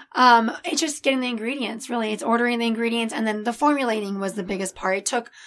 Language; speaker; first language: English; native; English